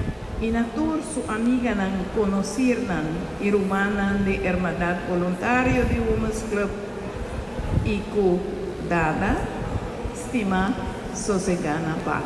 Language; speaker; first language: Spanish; non-native, local second language; Papiamento